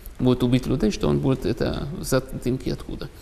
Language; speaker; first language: Russian; non-native, learner; Hebrew